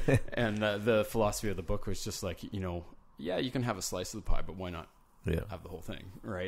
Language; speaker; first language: English; native; English